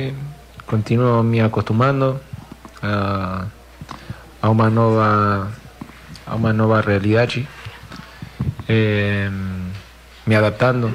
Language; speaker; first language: Portuguese; non-native, fluent; Spanish